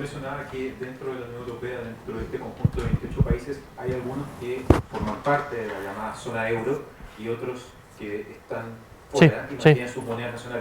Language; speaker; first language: Spanish; native; Spanish